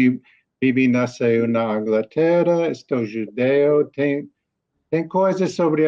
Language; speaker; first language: Portuguese; non-native, learner; English